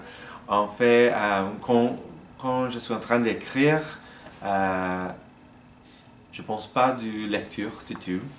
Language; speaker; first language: French; non-native, learner; English